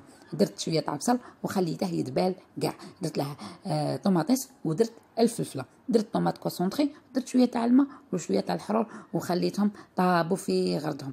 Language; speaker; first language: Arabic; native; Arabic